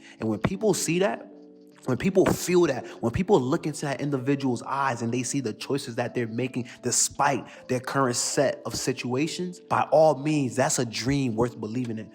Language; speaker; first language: English; native; English